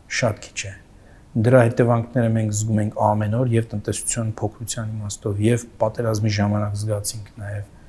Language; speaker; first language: Armenian; native; Armenian